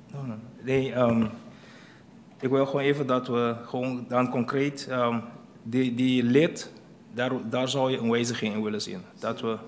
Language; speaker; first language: Dutch; non-native, local second language; Papiamento